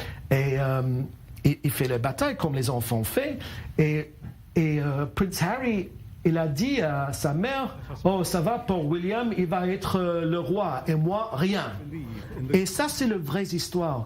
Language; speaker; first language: French; non-native, learner; English